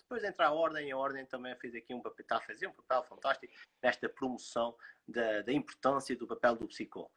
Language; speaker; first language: Portuguese; native; Portuguese